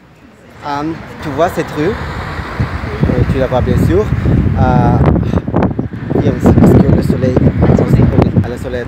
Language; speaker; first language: French; non-native, fluent; Russian